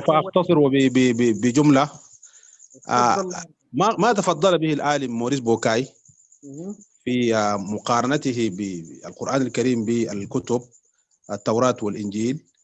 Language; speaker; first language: Arabic; native; Arabic